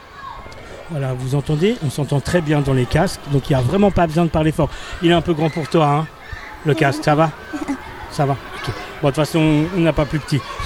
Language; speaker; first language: French; native; French